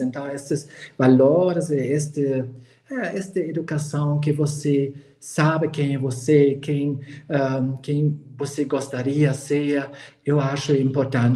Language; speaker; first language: Portuguese; non-native, fluent; German